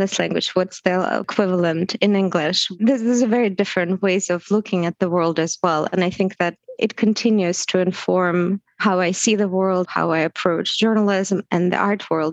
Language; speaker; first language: English; non-native, fluent; Russian